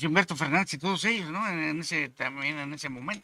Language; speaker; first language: Spanish; native; Spanish